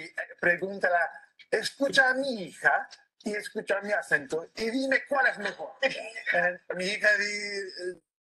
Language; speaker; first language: Spanish; non-native, learner; English